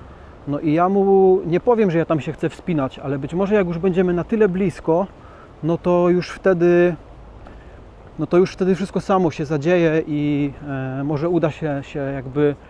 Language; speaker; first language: Polish; native; Polish